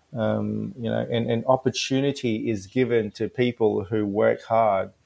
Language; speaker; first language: English; early bilingual, other home language; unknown